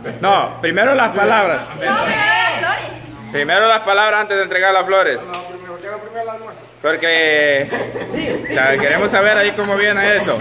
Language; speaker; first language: Spanish; native; Spanish